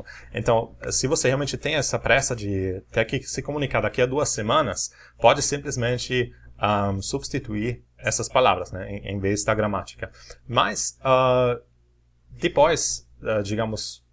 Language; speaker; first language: Portuguese; non-native, fluent; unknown